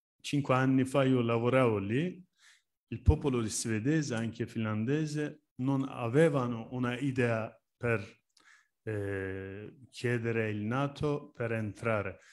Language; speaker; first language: Italian; non-native, learner; Turkish